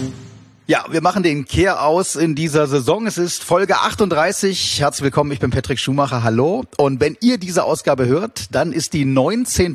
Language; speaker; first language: German; native; German